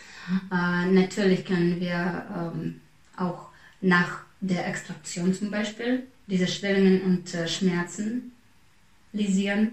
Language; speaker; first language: German; non-native, fluent; Russian